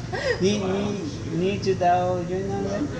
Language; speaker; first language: Chinese; non-native, learner; Spanish